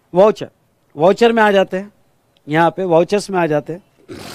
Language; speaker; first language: Hindi; non-native, local second language; Marathi